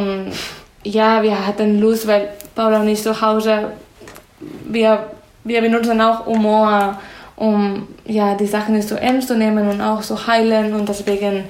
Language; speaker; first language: German; non-native, fluent; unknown